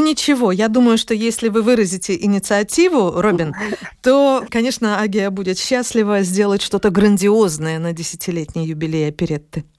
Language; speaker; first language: Russian; native; Russian